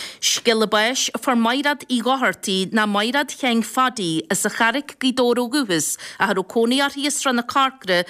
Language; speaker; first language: Irish; native; Irish